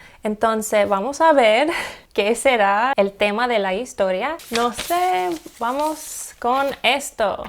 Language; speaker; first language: Spanish; non-native, fluent; English